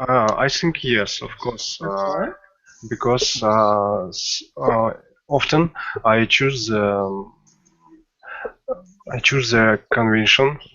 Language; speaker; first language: English; non-native, learner; Russian